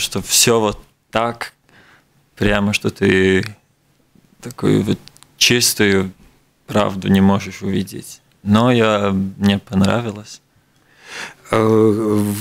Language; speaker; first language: Russian; non-native, local second language; Latvian